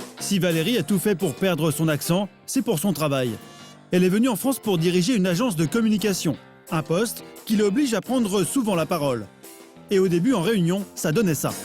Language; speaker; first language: French; native; French